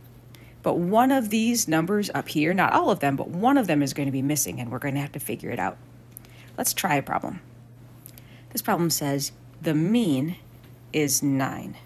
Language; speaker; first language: English; native; English